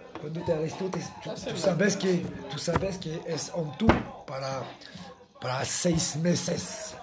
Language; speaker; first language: Spanish; non-native, learner; French